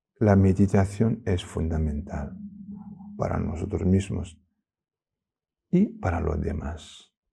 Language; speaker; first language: Spanish; non-native, learner; Tibetan